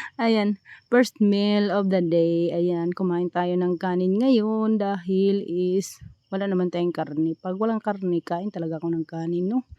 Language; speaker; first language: Filipino; native; Filipino